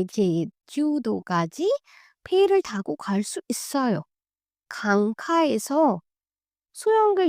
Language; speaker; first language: Korean; non-native, learner; Hindi